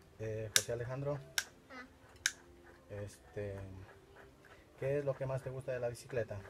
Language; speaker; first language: Spanish; native; Spanish